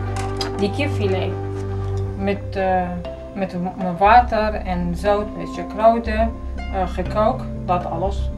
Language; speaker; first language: Dutch; non-native, learner; Arabic